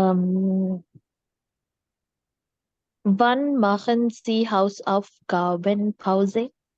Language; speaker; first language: German; non-native, learner; Hindi